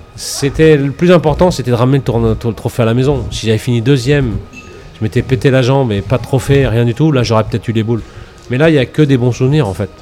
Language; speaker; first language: French; native; French